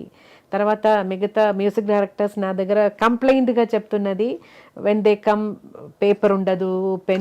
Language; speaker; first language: Telugu; non-native, local second language; Malayalam